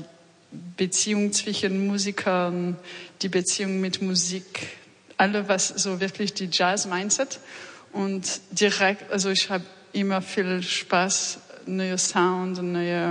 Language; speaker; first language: German; non-native, learner; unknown